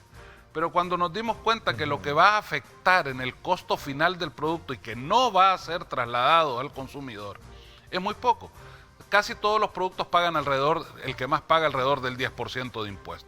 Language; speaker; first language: Spanish; native; Spanish